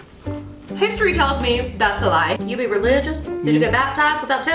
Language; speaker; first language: English; native; English